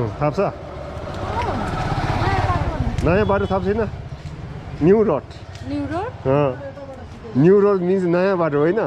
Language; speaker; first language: Nepali; non-native, learner; Tibetan